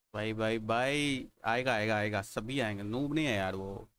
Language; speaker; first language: Hindi; native; Hindi